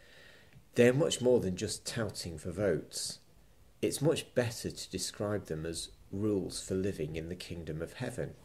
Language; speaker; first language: English; native; English